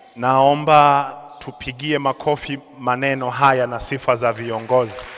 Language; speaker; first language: Swahili; native; Swahili